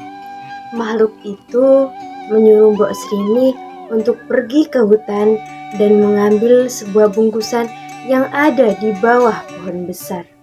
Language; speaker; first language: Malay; non-native, local second language; Javanese